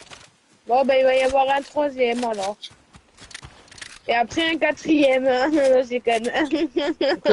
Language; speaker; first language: French; native; French